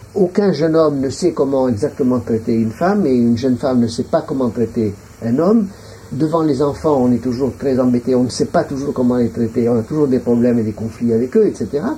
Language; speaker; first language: French; non-native, local second language; Arabic